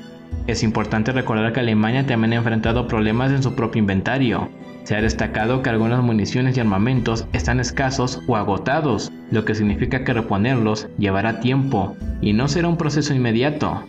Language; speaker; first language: Spanish; native; Spanish